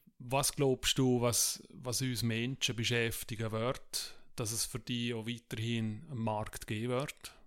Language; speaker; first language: German; native; German